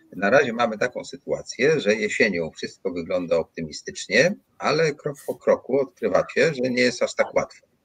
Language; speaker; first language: Polish; native; Polish